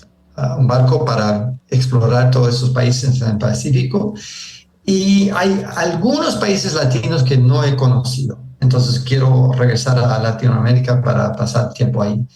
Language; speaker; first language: Spanish; early bilingual, heritage; Spanish